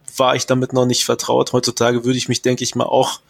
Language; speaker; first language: German; native; German